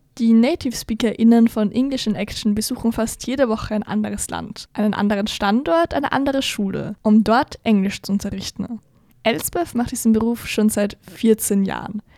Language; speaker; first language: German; native; German